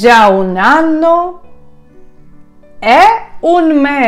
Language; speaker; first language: Italian; non-native, fluent; Ukrainian